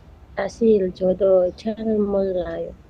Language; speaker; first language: Korean; non-native, learner; Indonesian